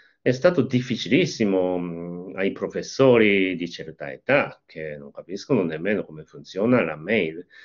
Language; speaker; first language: Italian; non-native, fluent; Japanese